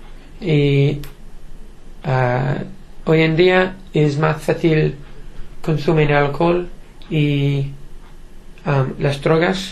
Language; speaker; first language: Spanish; non-native, learner; English